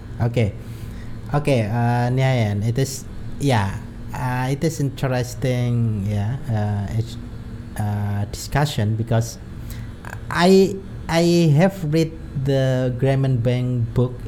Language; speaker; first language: English; non-native, learner; Indonesian